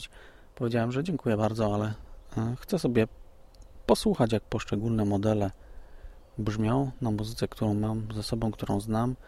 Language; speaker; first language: Polish; native; Polish